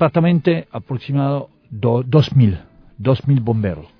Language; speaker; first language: Spanish; non-native, learner; French